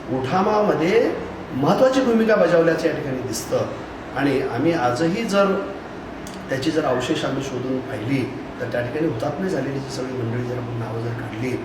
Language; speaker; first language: Marathi; non-native, local second language; Lambadi